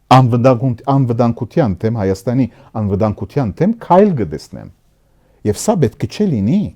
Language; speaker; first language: Armenian; early bilingual, heritage; Armenian